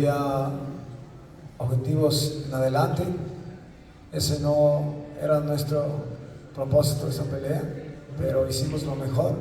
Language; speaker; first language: Spanish; native; Spanish